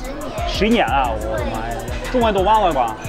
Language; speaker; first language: Chinese; non-native, fluent; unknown